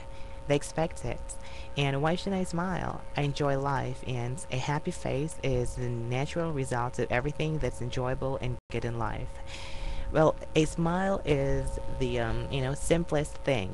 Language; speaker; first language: English; native; English